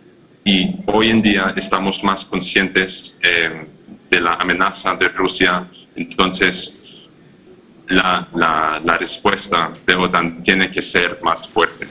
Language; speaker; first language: Spanish; non-native, fluent; English